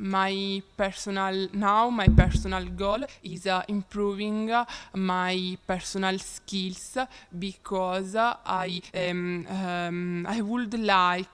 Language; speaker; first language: English; non-native, learner; Italian